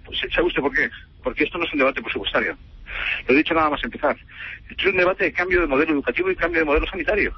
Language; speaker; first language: Spanish; native; Spanish